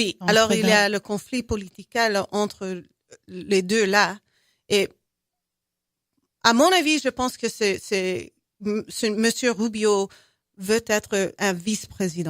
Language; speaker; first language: French; non-native, fluent; English